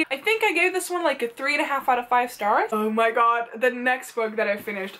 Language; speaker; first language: English; non-native, fluent; Dutch